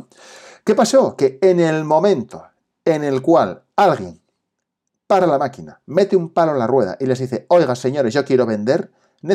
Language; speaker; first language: Spanish; native; Spanish